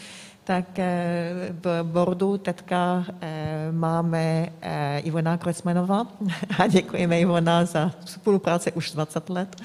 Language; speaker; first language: Czech; non-native, fluent; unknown